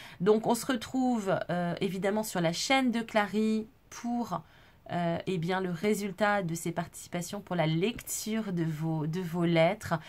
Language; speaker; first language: French; native; French